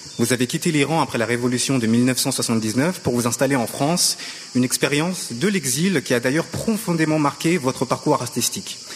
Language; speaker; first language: French; native; French